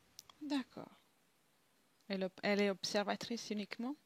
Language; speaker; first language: French; non-native, fluent; Italian